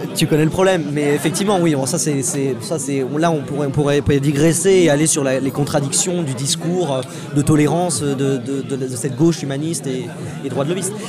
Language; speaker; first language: French; native; French